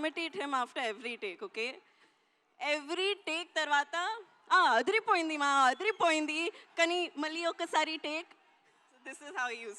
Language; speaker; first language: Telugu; non-native, local second language; Hindi